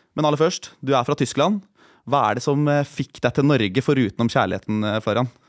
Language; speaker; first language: Norwegian; native; Norwegian